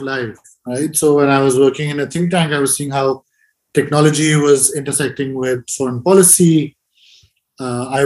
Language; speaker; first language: English; non-native, local second language; Hindi